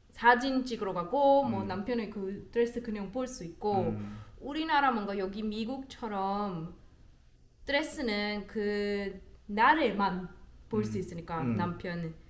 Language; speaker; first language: Korean; non-native, learner; German